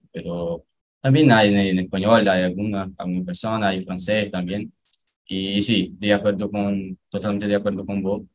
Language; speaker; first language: Spanish; non-native, fluent; Portuguese